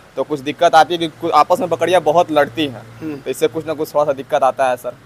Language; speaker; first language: Hindi; native; Hindi